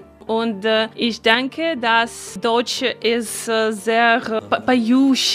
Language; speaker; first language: German; non-native, learner; Russian